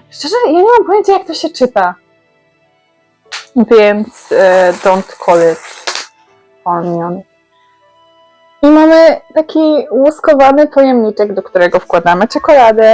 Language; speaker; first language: Polish; native; Polish